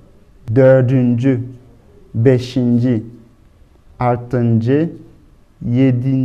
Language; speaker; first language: Turkish; non-native, learner; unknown